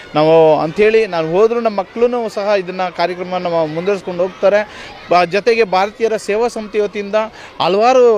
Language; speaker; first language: Kannada; native; Kannada